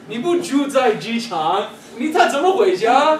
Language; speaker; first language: Chinese; non-native, fluent; English